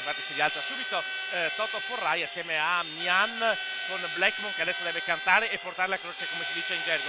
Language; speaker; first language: Italian; native; Italian